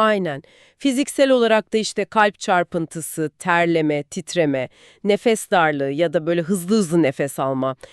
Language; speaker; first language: Turkish; native; Turkish